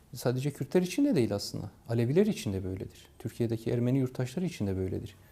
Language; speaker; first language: Turkish; non-native, local second language; Kurdish